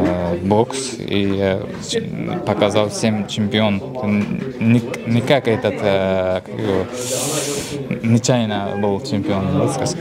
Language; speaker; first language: Russian; non-native, fluent; Uzbek